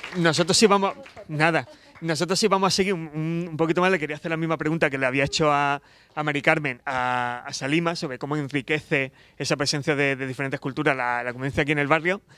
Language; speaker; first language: Spanish; native; Spanish